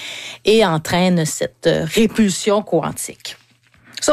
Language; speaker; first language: French; native; French